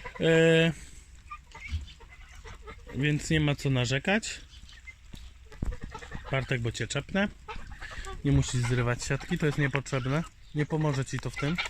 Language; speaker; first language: Polish; native; Polish